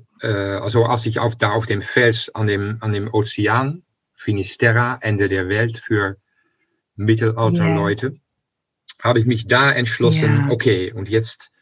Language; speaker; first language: German; non-native, fluent; Dutch